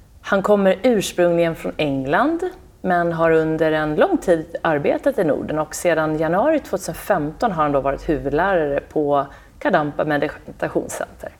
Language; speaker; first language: Swedish; native; Swedish